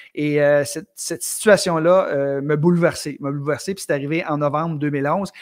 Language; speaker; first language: French; native; French